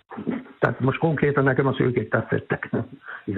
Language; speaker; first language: Hungarian; native; Hungarian